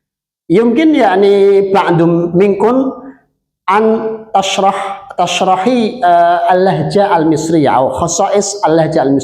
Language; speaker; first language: Arabic; non-native, fluent; Indonesian